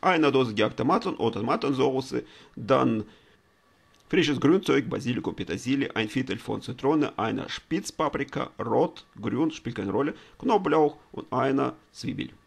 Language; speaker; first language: German; non-native, learner; Russian